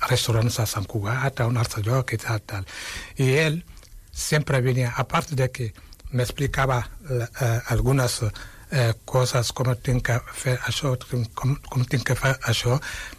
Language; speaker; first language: Catalan; non-native, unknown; Wolof